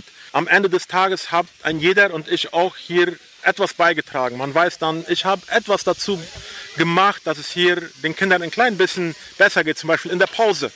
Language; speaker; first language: German; non-native, local second language; Plautdietsch